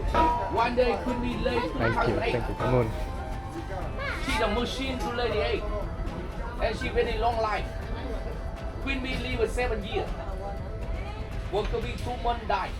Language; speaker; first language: English; non-native, learner; Vietnamese